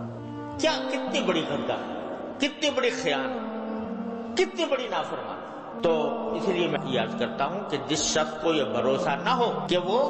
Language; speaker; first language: Urdu; native; Urdu